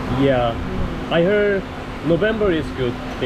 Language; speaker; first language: English; non-native, learner; Korean